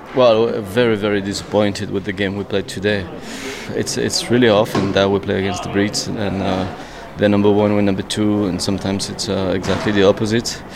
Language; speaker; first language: English; non-native, fluent; French